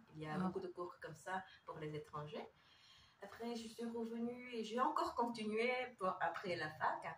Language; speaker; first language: French; non-native, fluent; Korean